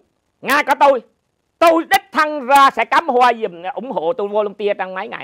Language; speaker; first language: Vietnamese; native; Vietnamese